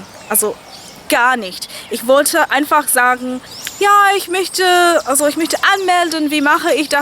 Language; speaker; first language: German; non-native, fluent; English